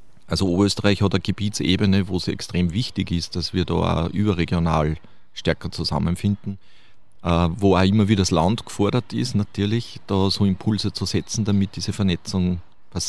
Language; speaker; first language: German; native; German